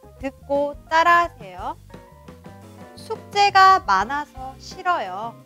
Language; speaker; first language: Korean; native; Korean